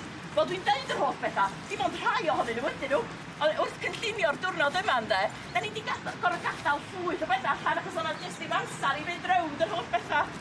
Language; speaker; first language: Welsh; native; Welsh